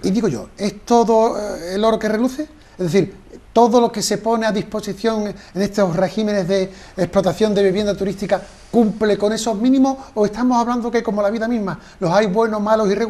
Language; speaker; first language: Spanish; native; Spanish